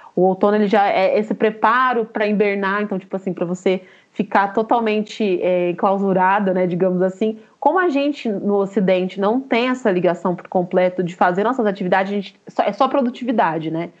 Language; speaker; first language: Portuguese; native; Portuguese